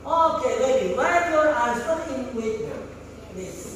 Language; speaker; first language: English; non-native, fluent; Indonesian